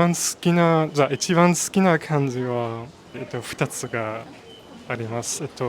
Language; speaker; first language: Japanese; non-native, learner; Luxembourgish